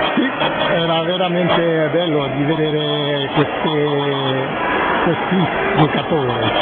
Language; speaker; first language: Italian; non-native, fluent; French